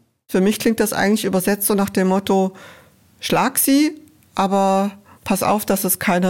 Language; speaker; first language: German; native; German